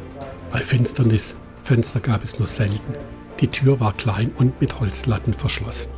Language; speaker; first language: German; native; German